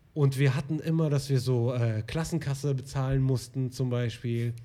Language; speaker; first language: German; early bilingual, other home language; Arabic